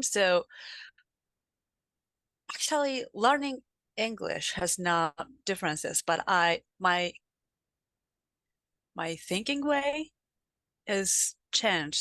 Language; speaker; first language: English; non-native, learner; Japanese